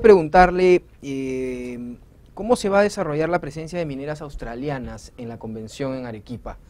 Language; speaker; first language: Spanish; native; Spanish